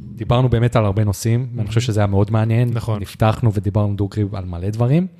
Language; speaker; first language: Hebrew; native; Hebrew